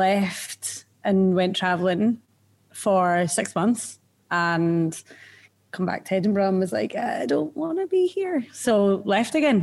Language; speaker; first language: English; native; English